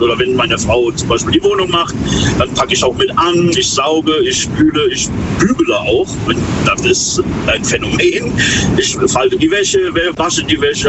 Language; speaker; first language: German; native; German